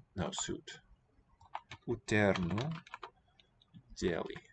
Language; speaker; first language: Portuguese; non-native, learner; English